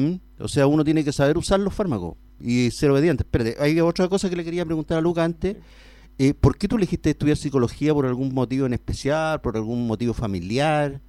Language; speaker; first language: Spanish; native; Spanish